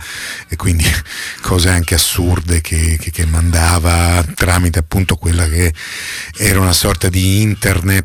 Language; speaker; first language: Italian; native; Italian